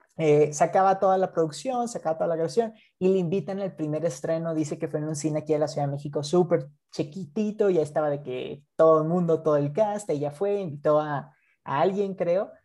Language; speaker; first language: Spanish; native; Spanish